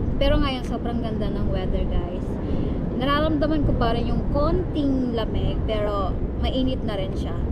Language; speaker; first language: Filipino; native; Filipino